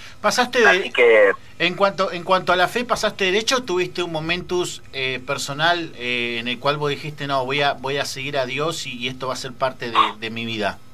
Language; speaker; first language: Spanish; native; Spanish